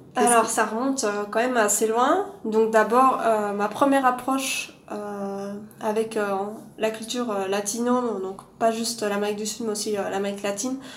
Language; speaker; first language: French; native; French